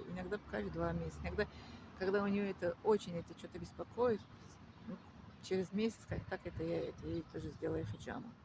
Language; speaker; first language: Russian; non-native, learner; Tajik